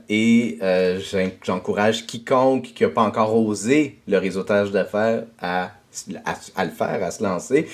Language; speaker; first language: French; native; French